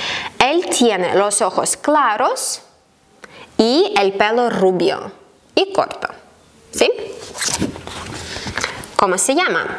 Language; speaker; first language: Spanish; non-native, fluent; Ukrainian